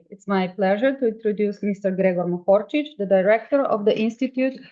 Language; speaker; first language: English; non-native, fluent; Slovenian